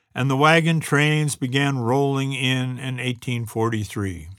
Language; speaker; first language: English; native; English